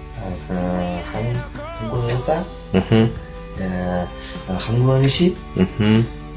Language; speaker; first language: Korean; non-native, learner; Chinese